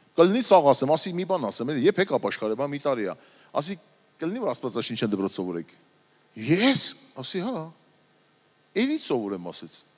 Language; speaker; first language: Armenian; native; Armenian